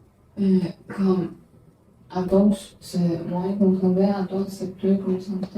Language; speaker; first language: French; non-native, learner; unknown